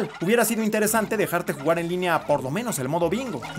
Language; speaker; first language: Spanish; native; Spanish